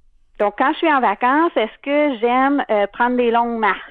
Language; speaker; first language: French; native; French